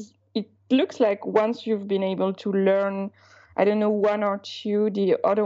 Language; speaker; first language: English; non-native, fluent; Swiss German